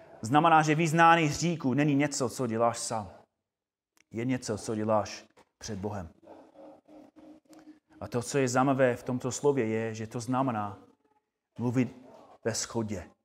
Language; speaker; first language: Czech; non-native, fluent; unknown